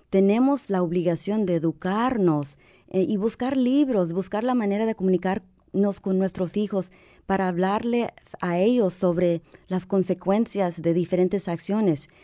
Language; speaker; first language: Spanish; early bilingual, heritage; Spanish